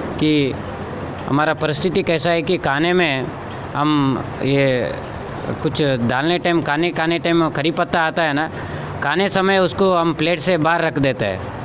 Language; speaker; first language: Hindi; non-native, local second language; Kannada